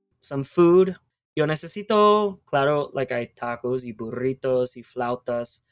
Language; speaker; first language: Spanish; non-native, fluent; English